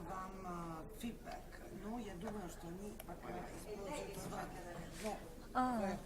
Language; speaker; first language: Russian; non-native, learner; Italian